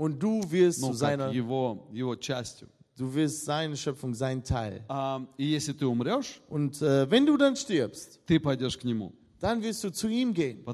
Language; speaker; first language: German; non-native, fluent; Russian